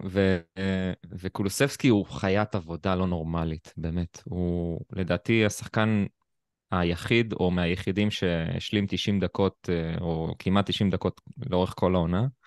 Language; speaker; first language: Hebrew; native; Hebrew